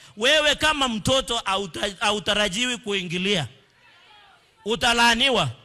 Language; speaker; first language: Swahili; non-native, local second language; Kalenjin